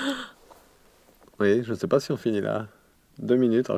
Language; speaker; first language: French; native; French